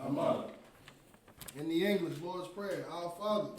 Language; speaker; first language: English; native; English